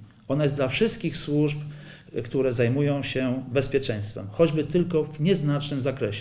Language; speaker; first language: Polish; native; Polish